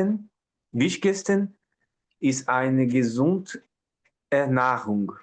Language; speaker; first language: German; non-native, learner; Portuguese